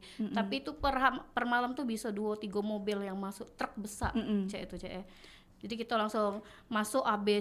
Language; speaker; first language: Indonesian; native; Indonesian